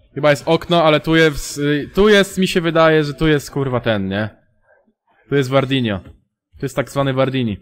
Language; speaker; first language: Polish; native; Polish